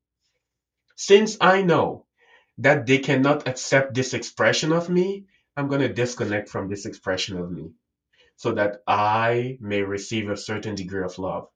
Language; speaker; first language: English; non-native, local second language; French